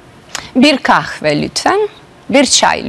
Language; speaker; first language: Turkish; non-native, fluent; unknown